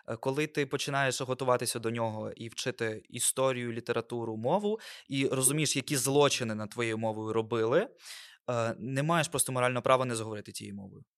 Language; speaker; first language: Ukrainian; non-native, local second language; Russian